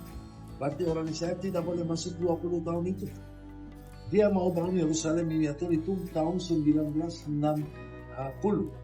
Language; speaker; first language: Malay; non-native, learner; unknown